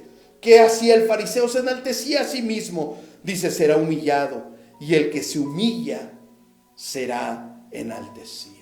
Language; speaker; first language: Spanish; native; Spanish